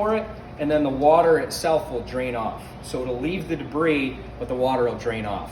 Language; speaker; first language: English; native; English